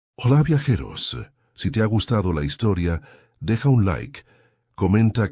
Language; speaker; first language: Spanish; native; Spanish